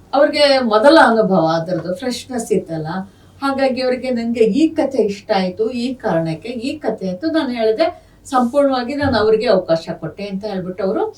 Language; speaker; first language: Kannada; non-native, local second language; Urdu